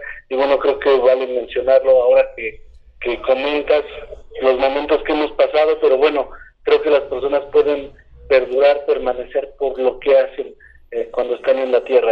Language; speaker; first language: Spanish; native; Spanish